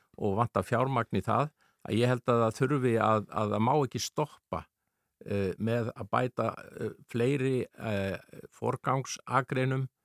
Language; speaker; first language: Icelandic; native; Icelandic